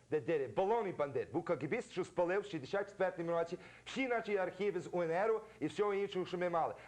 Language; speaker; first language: Ukrainian; early bilingual, heritage; Ukrainian